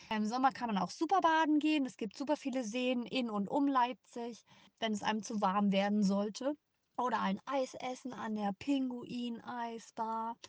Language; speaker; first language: German; native; German